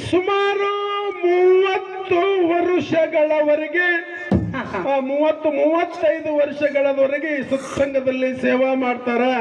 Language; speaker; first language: Kannada; native; Kannada